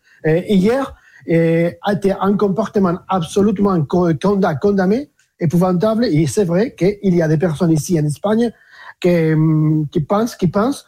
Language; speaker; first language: French; non-native, fluent; Spanish